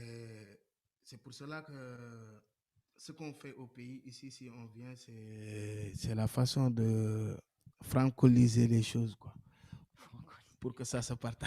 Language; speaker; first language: French; non-native, local second language; Wolof